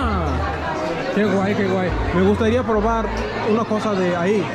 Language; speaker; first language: Spanish; non-native, learner; Swahili